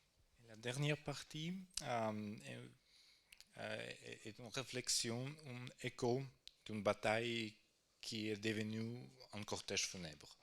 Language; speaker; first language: French; non-native, fluent; Ukrainian